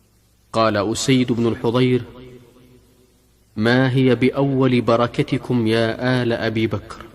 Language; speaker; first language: Arabic; native; Arabic